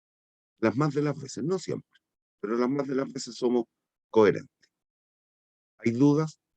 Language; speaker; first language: Spanish; native; Spanish